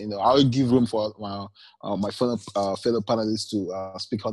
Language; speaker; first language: English; non-native, local second language; Igbo